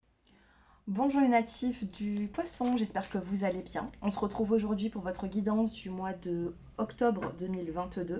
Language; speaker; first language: French; native; French